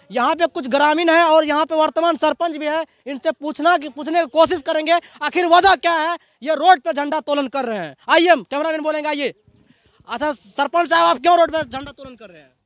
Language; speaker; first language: Hindi; native; Hindi